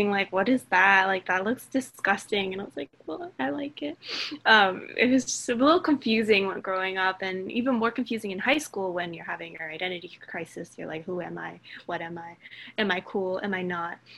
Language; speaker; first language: English; native; English